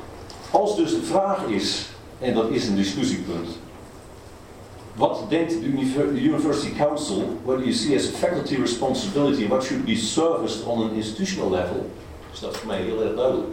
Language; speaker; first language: Dutch; native; Dutch